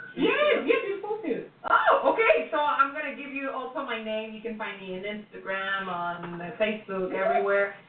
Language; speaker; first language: English; non-native, fluent; Spanish